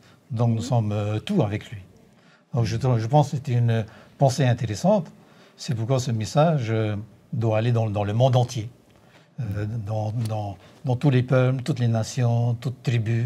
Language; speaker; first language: French; native; French